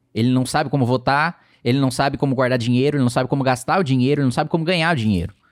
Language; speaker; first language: Portuguese; native; Portuguese